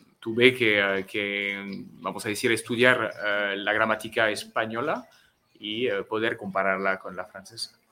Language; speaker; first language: Spanish; non-native, fluent; French